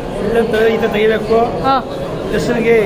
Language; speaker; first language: Kannada; native; Kannada